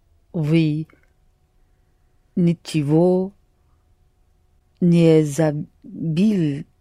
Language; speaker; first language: Russian; non-native, learner; English